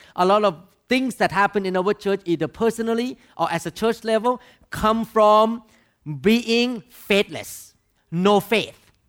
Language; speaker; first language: English; non-native, fluent; Thai